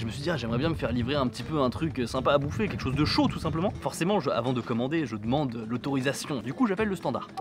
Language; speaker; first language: French; native; French